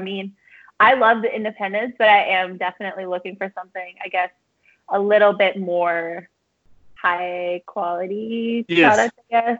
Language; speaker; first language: English; native; English